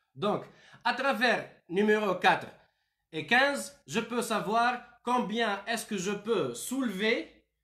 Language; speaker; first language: French; non-native, local second language; Arabic